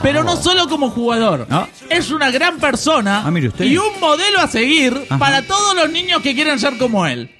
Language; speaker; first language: Spanish; native; Spanish